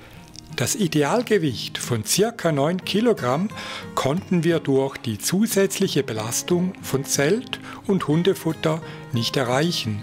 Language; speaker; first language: German; native; German